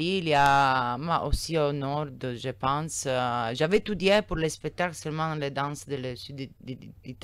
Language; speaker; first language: French; non-native, learner; Italian